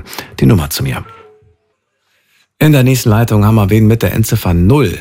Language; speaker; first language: German; native; German